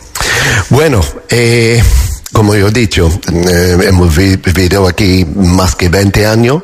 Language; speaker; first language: Spanish; non-native, fluent; English